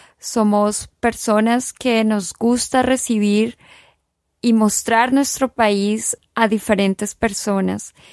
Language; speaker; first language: Spanish; native; Spanish